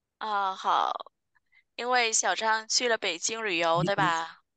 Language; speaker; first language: Chinese; non-native, fluent; Vietnamese